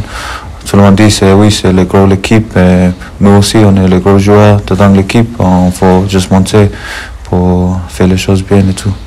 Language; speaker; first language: French; non-native, learner; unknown